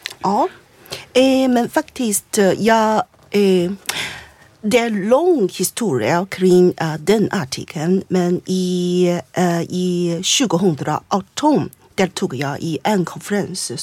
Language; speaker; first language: Swedish; non-native, fluent; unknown